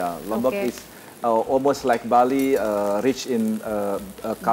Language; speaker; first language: English; non-native, fluent; Indonesian